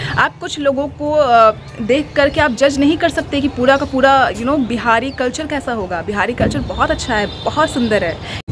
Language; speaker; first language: Hindi; native; Hindi